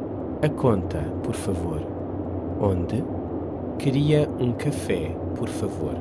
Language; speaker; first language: Portuguese; non-native, learner; English